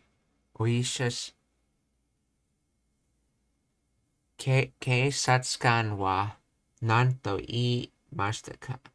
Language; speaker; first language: Japanese; non-native, learner; English